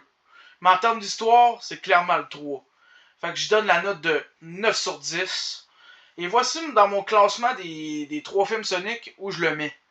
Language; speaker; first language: French; native; French